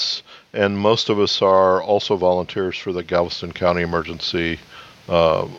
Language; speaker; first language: English; native; English